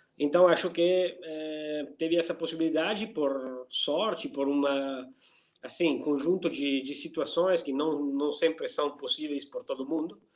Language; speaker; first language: Portuguese; non-native, fluent; Italian